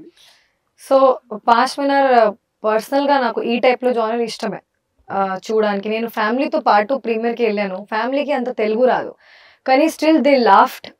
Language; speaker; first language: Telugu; non-native, local second language; Hindi